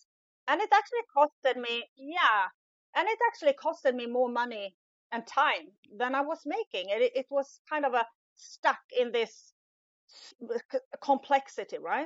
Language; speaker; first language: English; non-native, fluent; Swedish